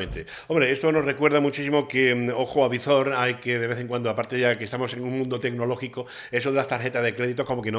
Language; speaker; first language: Spanish; native; Spanish